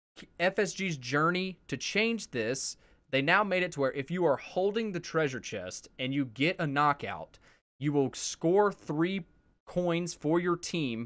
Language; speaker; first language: English; native; English